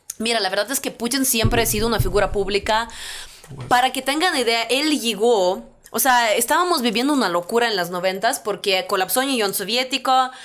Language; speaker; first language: Spanish; non-native, fluent; Russian